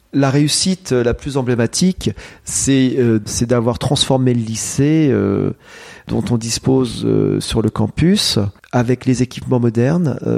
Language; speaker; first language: French; native; French